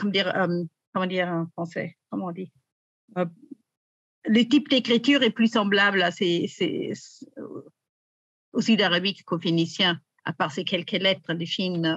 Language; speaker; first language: French; native; French